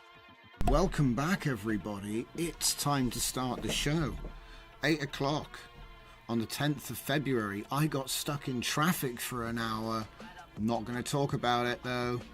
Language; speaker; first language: English; native; English